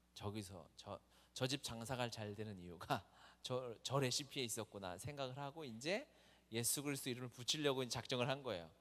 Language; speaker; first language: Korean; native; Korean